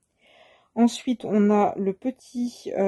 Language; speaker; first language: French; native; French